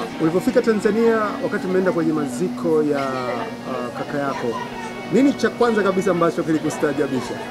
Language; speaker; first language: Swahili; native; Swahili